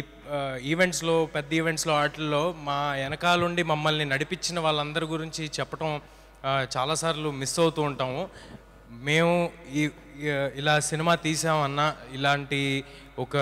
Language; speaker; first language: Telugu; native; Telugu